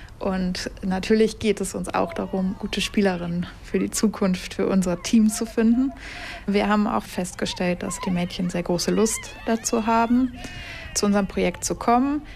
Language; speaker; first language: German; native; German